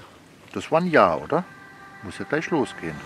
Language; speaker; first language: German; native; German